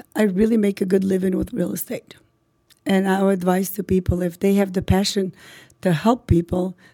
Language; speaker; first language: English; non-native, fluent; Macedonian